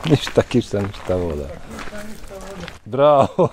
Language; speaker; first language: German; non-native, learner; Serbian